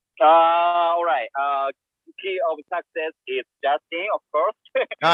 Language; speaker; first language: English; non-native, learner; Japanese